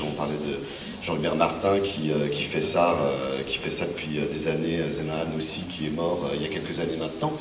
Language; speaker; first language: French; native; French